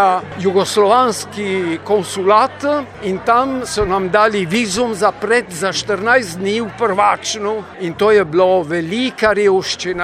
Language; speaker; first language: Slovenian; early bilingual, heritage; Slovenian